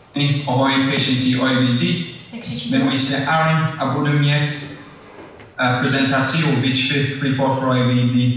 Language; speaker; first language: Czech; non-native, learner; English